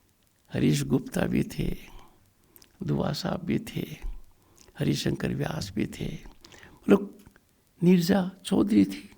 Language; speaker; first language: Hindi; native; Hindi